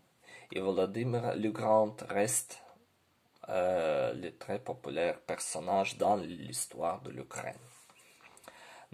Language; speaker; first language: French; non-native, learner; Ukrainian